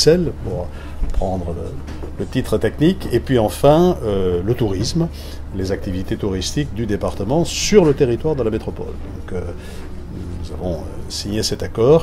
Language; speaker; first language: French; native; French